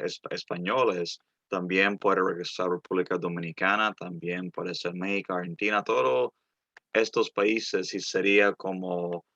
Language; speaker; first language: Spanish; early bilingual, heritage; Spanish